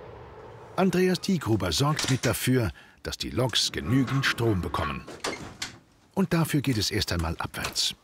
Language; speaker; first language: German; native; German